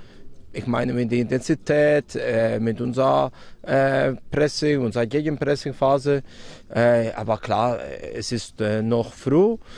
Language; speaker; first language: German; non-native, fluent; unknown